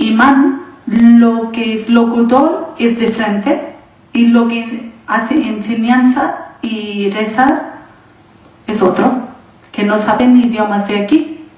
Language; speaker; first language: Spanish; non-native, learner; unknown